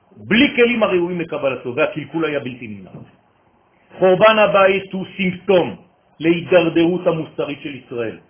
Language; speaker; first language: Hebrew; non-native, fluent; French